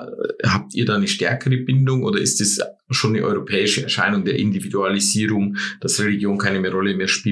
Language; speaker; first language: German; native; German